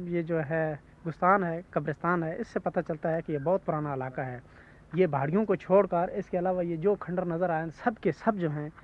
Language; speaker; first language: Urdu; non-native, local second language; Punjabi